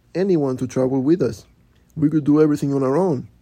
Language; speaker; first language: English; non-native, fluent; Spanish